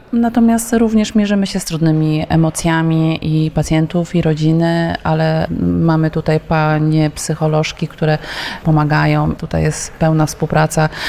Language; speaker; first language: Polish; native; Polish